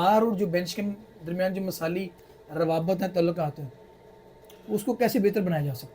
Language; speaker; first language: Urdu; native; Urdu